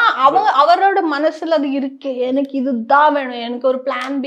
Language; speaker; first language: Tamil; non-native, learner; Malayalam